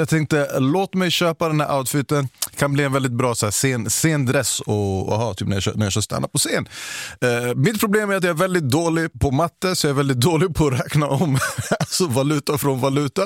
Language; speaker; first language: Swedish; native; Swedish